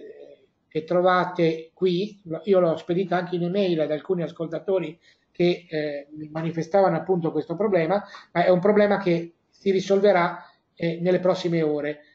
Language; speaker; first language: Italian; native; Italian